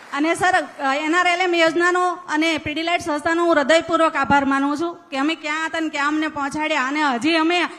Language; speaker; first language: Gujarati; native; Gujarati